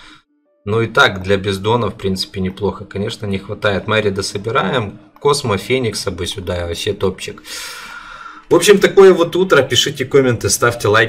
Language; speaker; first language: Russian; native; Russian